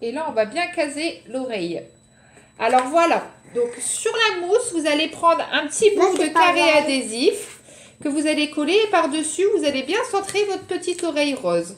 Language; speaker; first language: French; native; French